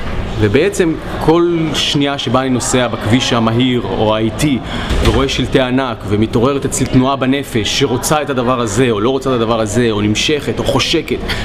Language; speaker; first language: Hebrew; native; Hebrew